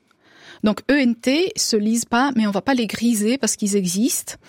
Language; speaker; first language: French; non-native, fluent; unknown